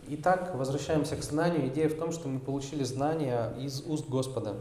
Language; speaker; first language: Russian; native; Russian